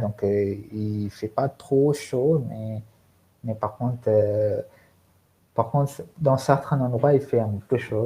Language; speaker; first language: French; non-native, fluent; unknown